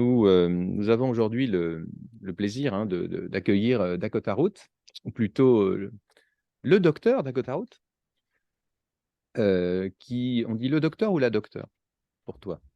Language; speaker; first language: French; native; French